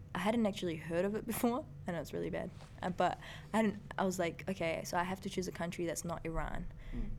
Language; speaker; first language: English; early bilingual, other home language; Persian